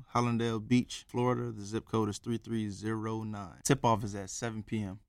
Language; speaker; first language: English; native; English